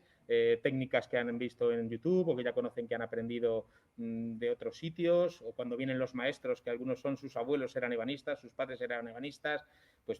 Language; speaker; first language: Spanish; native; Spanish